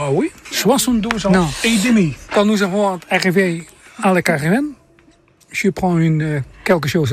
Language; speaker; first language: French; non-native, learner; Dutch